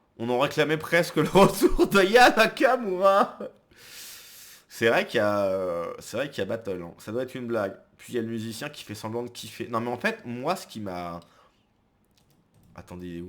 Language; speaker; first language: French; native; French